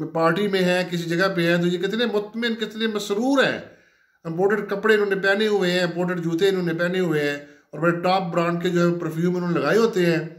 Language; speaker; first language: Urdu; non-native, local second language; Punjabi